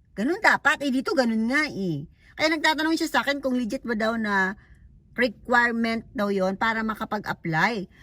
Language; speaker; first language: Filipino; non-native, local second language; Cebuano